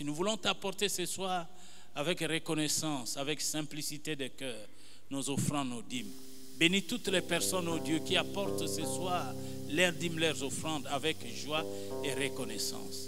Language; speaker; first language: French; non-native, local second language; Lingala